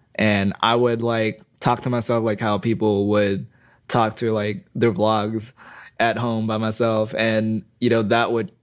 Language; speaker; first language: English; non-native, fluent; Indonesian